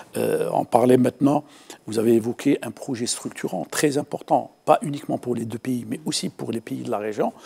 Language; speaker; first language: French; non-native, local second language; Arabic